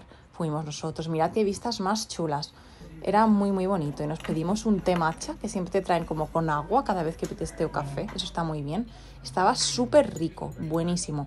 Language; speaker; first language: Spanish; native; Spanish